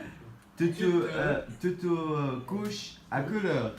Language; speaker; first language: French; non-native, learner; Arabic